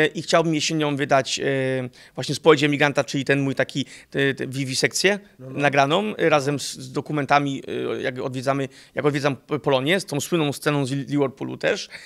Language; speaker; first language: Polish; early bilingual, heritage; Danish